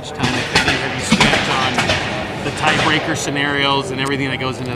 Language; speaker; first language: English; native; English